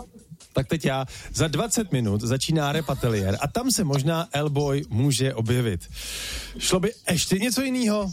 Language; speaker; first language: Czech; native; Czech